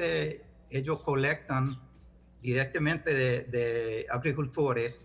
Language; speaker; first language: Spanish; non-native, fluent; English